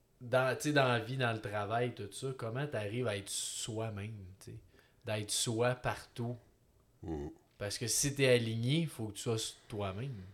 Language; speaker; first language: French; native; French